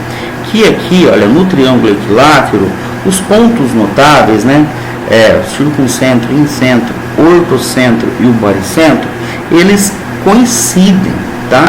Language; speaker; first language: Portuguese; native; Portuguese